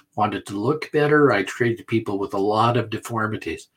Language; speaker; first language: English; native; English